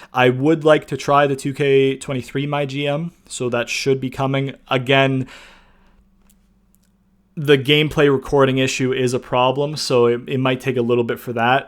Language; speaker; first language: English; native; English